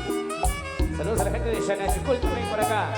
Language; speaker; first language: Spanish; native; Spanish